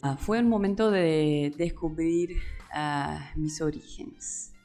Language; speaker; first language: Spanish; non-native, learner; Portuguese